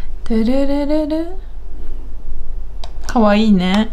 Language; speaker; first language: Japanese; non-native, fluent; Chinese